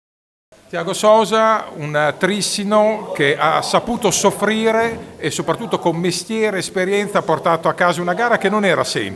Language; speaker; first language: Italian; native; Italian